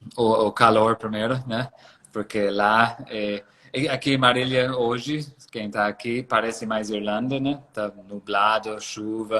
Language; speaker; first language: Portuguese; non-native, fluent; English